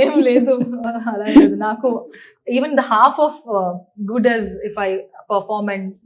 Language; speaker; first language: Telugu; non-native, learner; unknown